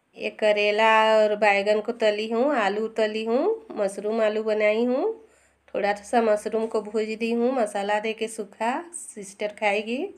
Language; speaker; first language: Hindi; non-native, local second language; Bangla